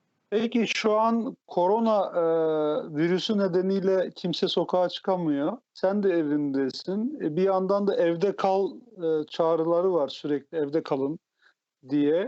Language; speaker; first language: Turkish; native; Turkish